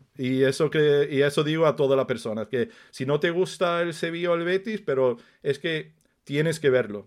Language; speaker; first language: Spanish; early bilingual, other home language; Swedish